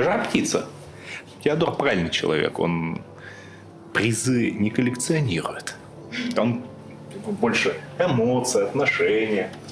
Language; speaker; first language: Russian; native; Russian